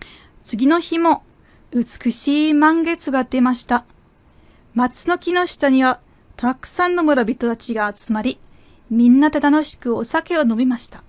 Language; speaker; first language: Japanese; non-native, fluent; German